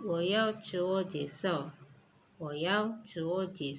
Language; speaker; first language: Chinese; non-native, learner; Indonesian